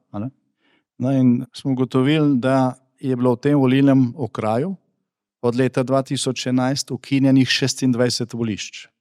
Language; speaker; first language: Slovenian; native; Slovenian